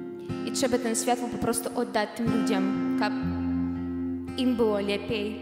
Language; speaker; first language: Polish; non-native, learner; Belarusian